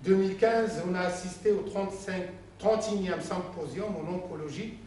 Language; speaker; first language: French; non-native, local second language; Arabic